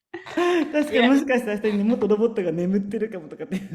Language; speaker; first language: Japanese; native; Japanese